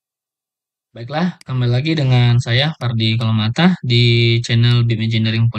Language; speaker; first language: Indonesian; native; Indonesian